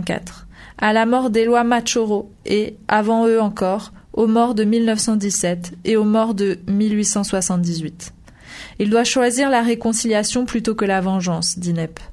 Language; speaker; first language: French; native; French